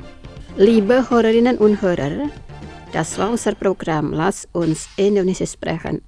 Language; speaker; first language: German; non-native, fluent; Indonesian